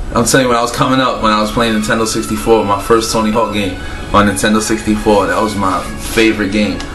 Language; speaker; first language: English; native; English